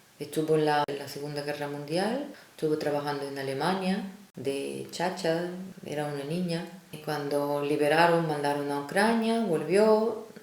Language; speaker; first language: Spanish; non-native, fluent; Russian